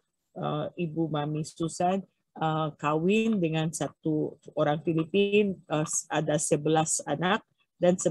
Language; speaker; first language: Indonesian; non-native, learner; Filipino